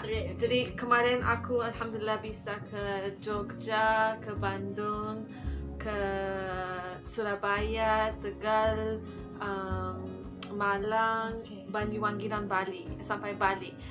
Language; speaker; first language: Indonesian; non-native, fluent; English